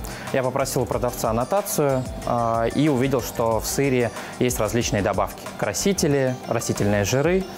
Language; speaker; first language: Russian; native; Russian